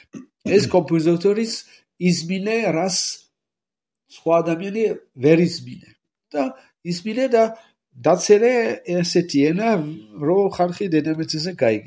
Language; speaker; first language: Georgian; non-native, learner; French